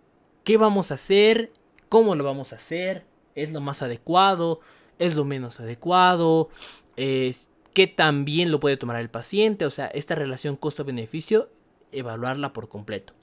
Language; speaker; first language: Spanish; native; Spanish